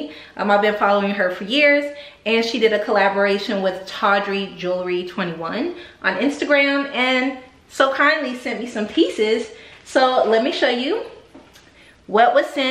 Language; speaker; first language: English; native; English